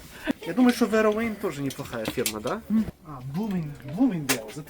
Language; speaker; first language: Russian; early bilingual, heritage; Russian